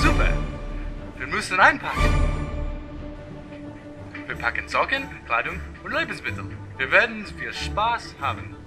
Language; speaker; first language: German; non-native, learner; English